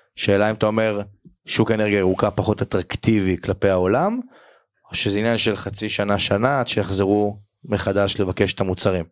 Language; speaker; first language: Hebrew; native; Hebrew